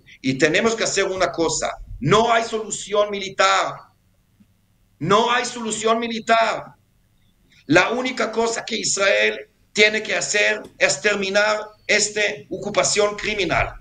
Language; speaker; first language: Spanish; non-native, fluent; Hebrew